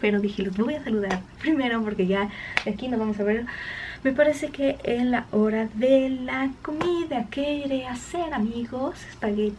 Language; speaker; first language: Spanish; native; Spanish